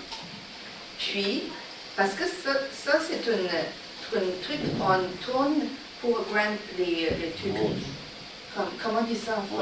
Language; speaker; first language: French; non-native, learner; Chinese